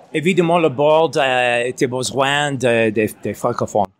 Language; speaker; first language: French; non-native, learner; English